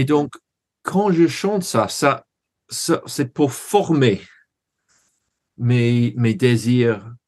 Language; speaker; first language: French; non-native, learner; English